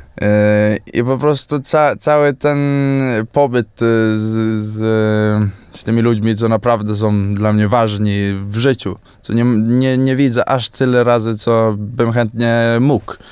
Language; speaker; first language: Polish; early bilingual, heritage; Polish